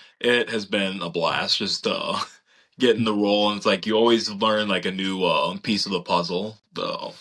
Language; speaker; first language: English; native; English